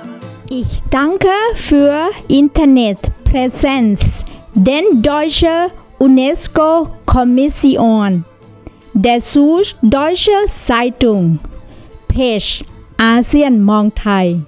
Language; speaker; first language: German; non-native, learner; Thai